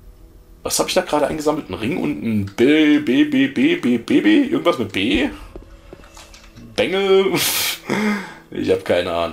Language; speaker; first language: German; native; German